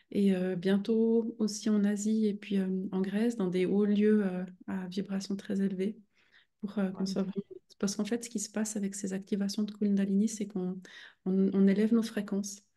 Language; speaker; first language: French; native; French